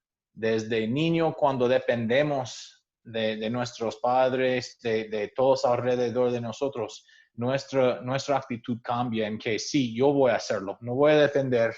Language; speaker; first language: Spanish; non-native, fluent; English